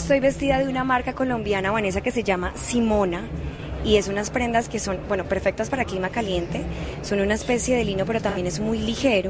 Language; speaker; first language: Spanish; native; Spanish